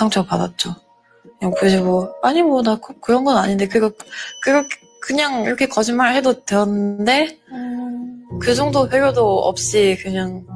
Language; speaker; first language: Korean; non-native, fluent; French